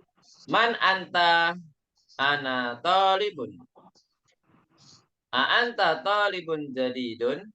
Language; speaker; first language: Arabic; non-native, fluent; Indonesian